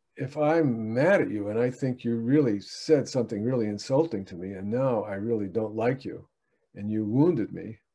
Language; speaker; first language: English; native; English